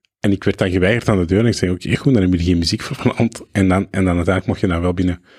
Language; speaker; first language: Dutch; early bilingual, other home language; Arabic